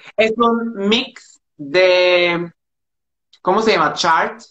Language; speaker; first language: Spanish; non-native, learner; German